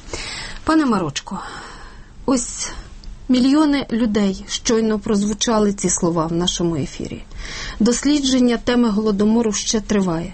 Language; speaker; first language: Ukrainian; native; Ukrainian